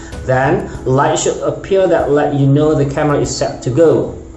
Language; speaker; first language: English; non-native, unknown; Indonesian